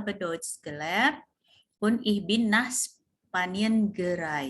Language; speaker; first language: German; non-native, fluent; Indonesian